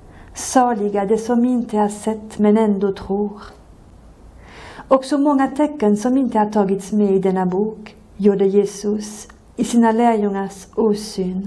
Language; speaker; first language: Swedish; non-native, fluent; French